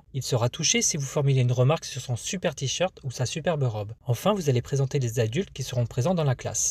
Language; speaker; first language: French; native; French